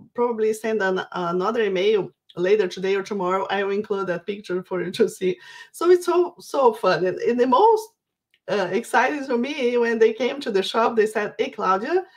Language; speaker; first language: English; non-native, fluent; Portuguese